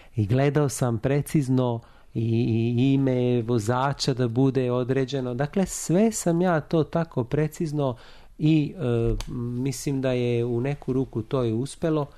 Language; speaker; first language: Serbian; non-native, fluent; Italian